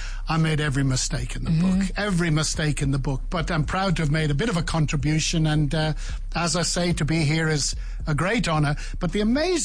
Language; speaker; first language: English; native; English